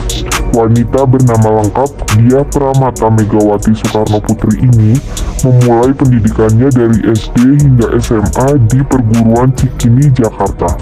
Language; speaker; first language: Indonesian; native; Indonesian